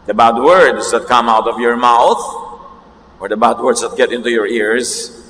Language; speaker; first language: English; non-native, local second language; Filipino